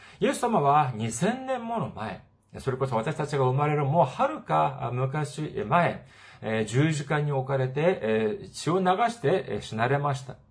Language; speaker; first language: Japanese; non-native, fluent; Korean